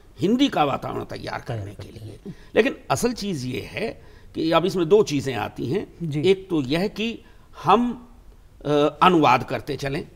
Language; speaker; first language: Hindi; native; Hindi